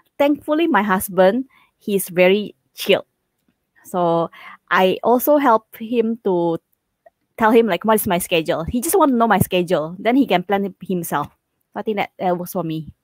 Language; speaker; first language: English; non-native, fluent; Indonesian